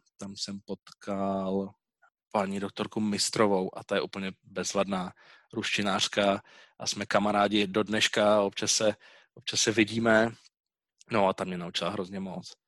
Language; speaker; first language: Czech; native; Czech